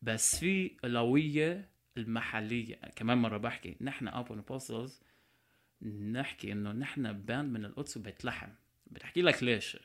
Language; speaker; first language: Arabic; non-native, local second language; Armenian